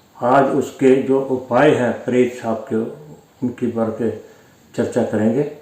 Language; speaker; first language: Hindi; non-native, local second language; Punjabi